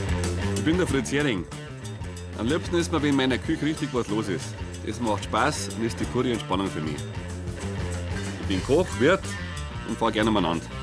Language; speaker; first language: German; native; German